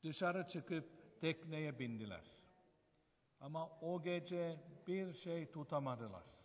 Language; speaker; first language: Turkish; non-native, fluent; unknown